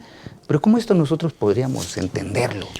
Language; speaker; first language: Spanish; native; Spanish